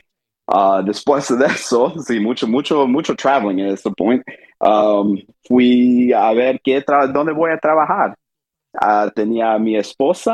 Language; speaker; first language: Spanish; early bilingual, heritage; Spanish